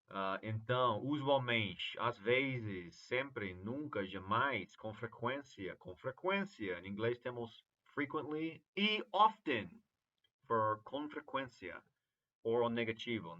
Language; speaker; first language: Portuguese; non-native, fluent; English